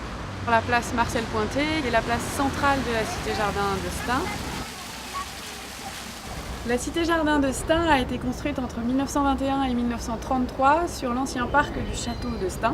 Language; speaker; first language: French; native; French